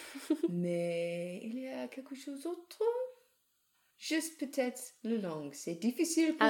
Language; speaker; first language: French; non-native, learner; English